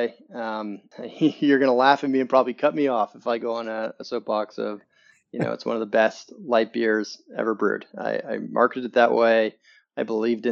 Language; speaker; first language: English; native; English